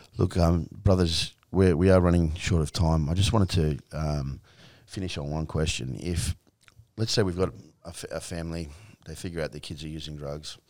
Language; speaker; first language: English; native; English